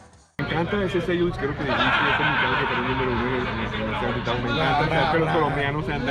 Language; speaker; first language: Spanish; native; Spanish